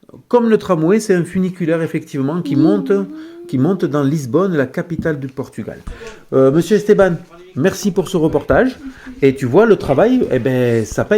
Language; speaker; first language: French; native; French